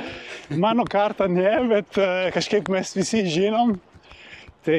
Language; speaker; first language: Lithuanian; non-native, learner; Italian